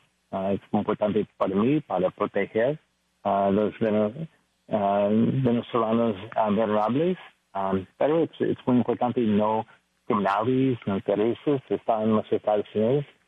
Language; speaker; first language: Spanish; non-native, learner; English